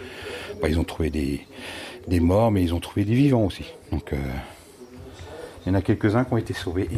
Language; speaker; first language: French; native; French